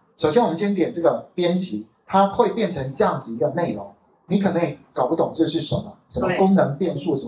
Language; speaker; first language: Chinese; native; Chinese